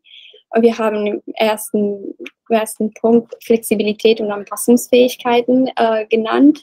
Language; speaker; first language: German; non-native, learner; Italian